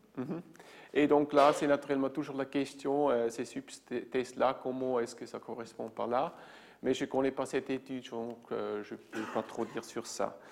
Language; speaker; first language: French; non-native, local second language; German